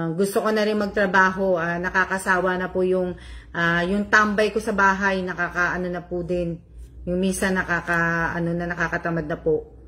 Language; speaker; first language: Filipino; native; Filipino